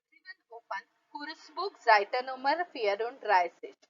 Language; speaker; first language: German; non-native, fluent; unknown